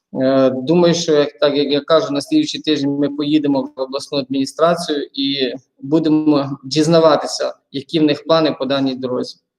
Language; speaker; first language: Ukrainian; native; Ukrainian